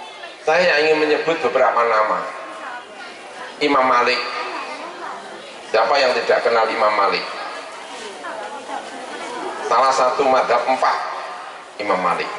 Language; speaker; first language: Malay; non-native, local second language; Javanese